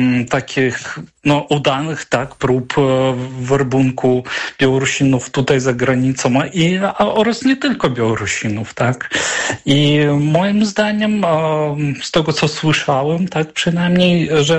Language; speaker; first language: Polish; non-native, fluent; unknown